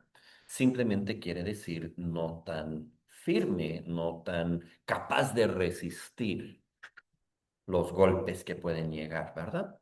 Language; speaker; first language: Spanish; native; Spanish